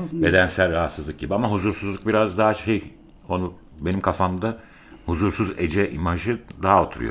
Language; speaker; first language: Turkish; native; Turkish